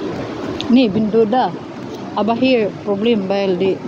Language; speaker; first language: German; non-native, learner; Filipino